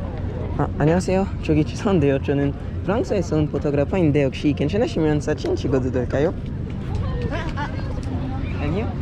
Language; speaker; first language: Korean; non-native, learner; French